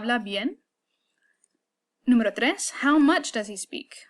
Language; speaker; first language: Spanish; non-native, fluent; English